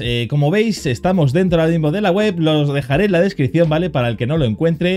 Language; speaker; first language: Spanish; native; Spanish